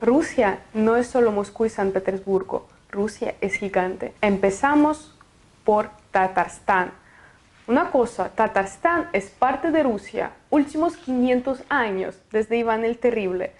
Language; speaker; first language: Spanish; non-native, fluent; Russian